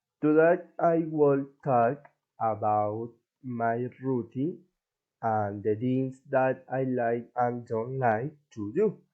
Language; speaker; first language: English; non-native, learner; Spanish